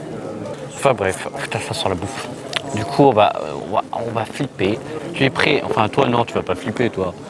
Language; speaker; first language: French; native; French